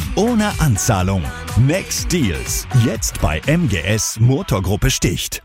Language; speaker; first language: German; native; German